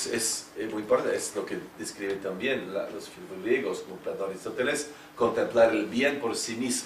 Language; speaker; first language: Spanish; non-native, fluent; French